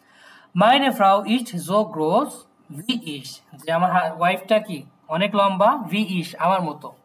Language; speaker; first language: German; non-native, learner; Bangla